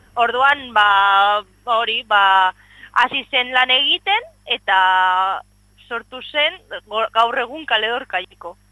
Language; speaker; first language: Basque; non-native, local second language; Spanish